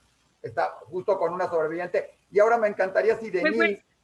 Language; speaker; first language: Spanish; native; Spanish